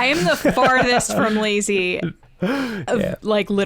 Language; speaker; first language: English; native; English